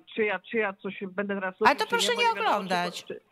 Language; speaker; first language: Polish; native; Polish